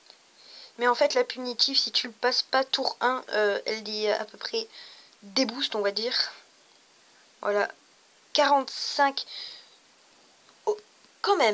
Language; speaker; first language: French; native; French